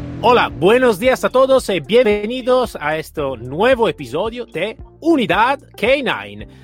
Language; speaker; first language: Spanish; non-native, fluent; Italian